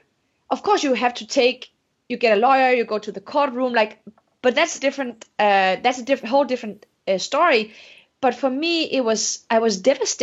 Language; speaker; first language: English; non-native, fluent; Danish